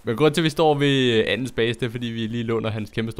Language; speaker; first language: Danish; native; Danish